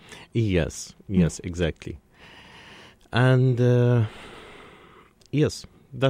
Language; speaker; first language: English; non-native, learner; Arabic